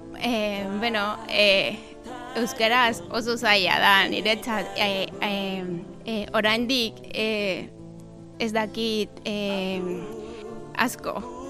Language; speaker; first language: Basque; non-native, learner; Spanish